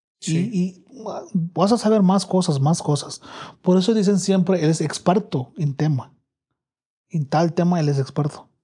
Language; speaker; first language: Spanish; non-native, learner; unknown